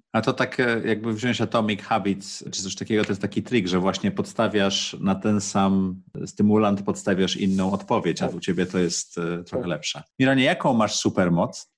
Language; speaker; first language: Polish; native; Polish